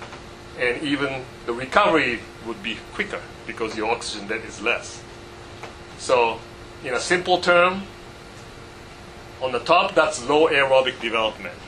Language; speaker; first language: English; non-native, fluent; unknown